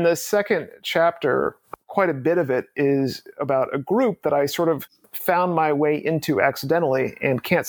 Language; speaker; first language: English; native; English